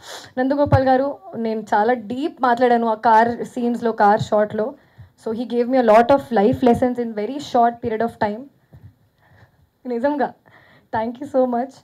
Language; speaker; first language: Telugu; non-native, fluent; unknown